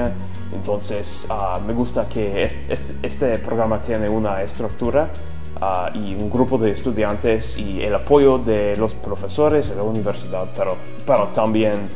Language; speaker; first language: Spanish; non-native, fluent; English